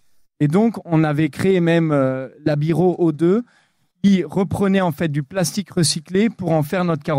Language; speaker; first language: French; native; French